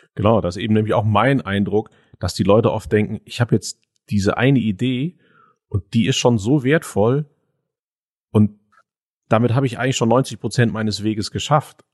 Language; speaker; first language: German; native; German